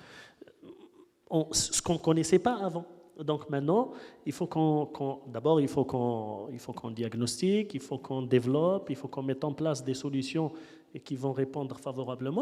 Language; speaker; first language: French; non-native, local second language; Arabic